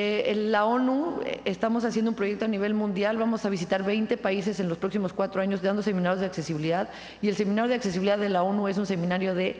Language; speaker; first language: Spanish; native; Spanish